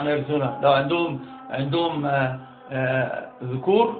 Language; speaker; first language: Arabic; native; Arabic